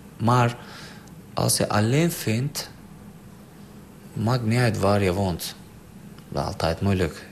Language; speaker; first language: Dutch; non-native, learner; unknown